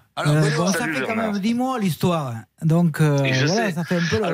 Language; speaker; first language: French; native; French